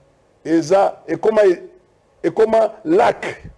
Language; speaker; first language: French; non-native, local second language; Lingala